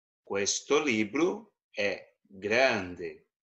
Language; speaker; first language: Italian; non-native, fluent; Portuguese